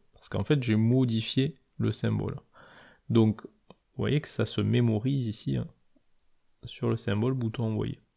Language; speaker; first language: French; native; French